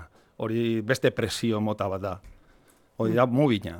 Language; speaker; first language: Basque; non-native, local second language; Spanish